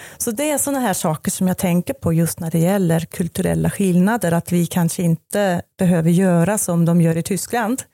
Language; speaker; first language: Swedish; non-native, fluent; German